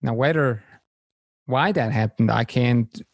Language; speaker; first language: English; non-native, fluent; German